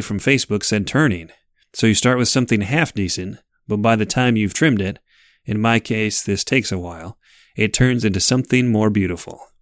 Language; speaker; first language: English; native; English